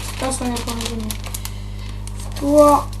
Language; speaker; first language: Polish; native; Polish